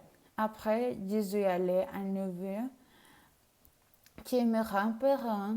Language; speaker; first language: French; non-native, learner; Spanish